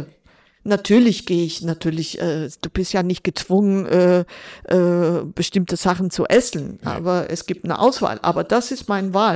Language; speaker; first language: German; non-native, fluent; Portuguese